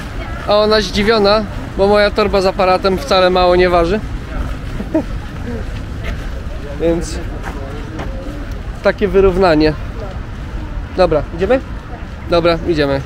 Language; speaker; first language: Polish; native; Polish